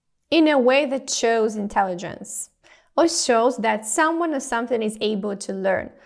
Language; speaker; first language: English; non-native, fluent; Ukrainian